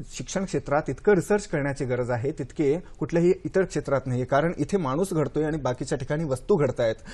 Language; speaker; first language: Marathi; non-native, local second language; Kannada